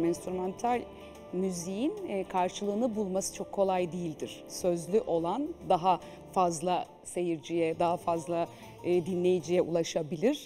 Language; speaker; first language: Turkish; native; Turkish